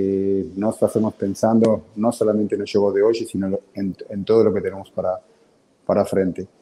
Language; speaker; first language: Portuguese; non-native, fluent; Spanish